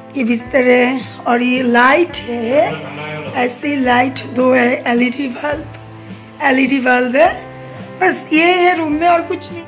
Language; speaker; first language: Hindi; non-native, local second language; Bangla